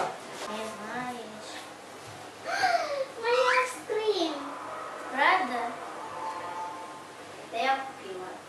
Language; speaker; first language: Russian; early bilingual, heritage; Russian